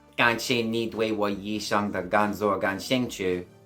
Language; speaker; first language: Chinese; non-native, learner; English